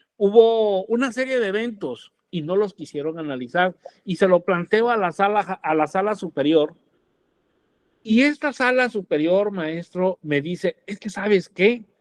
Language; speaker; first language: Spanish; native; Spanish